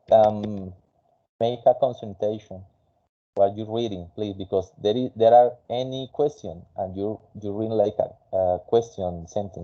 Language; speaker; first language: English; non-native, fluent; Spanish